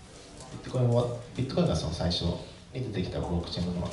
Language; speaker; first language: Japanese; native; Japanese